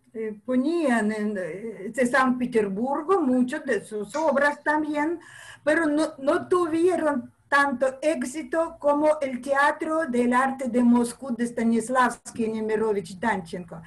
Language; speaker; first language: Spanish; non-native, fluent; Russian